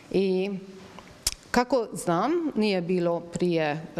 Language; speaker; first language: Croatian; non-native, fluent; Hungarian